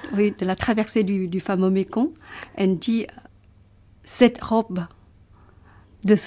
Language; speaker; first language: French; non-native, fluent; Vietnamese